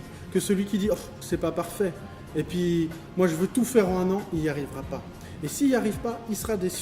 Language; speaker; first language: French; native; French